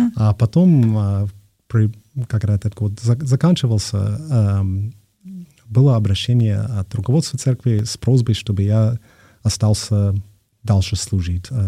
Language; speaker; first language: Russian; non-native, fluent; English